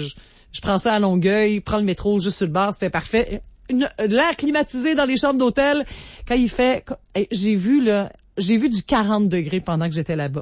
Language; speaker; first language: French; native; French